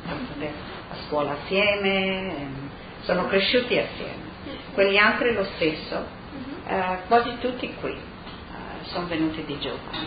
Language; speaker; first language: Italian; non-native, local second language; Friulian